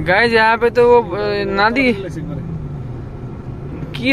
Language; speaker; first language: Hindi; non-native, local second language; Bangla